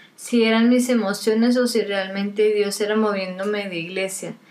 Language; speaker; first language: Spanish; native; Spanish